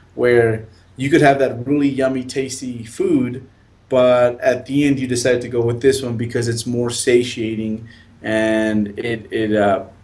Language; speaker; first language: English; native; English